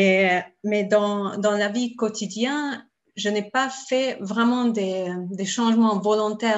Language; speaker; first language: French; non-native, fluent; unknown